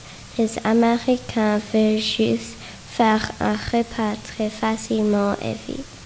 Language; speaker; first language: French; non-native, learner; English